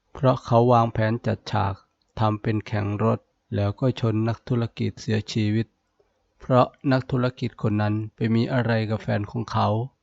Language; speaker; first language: Thai; native; Thai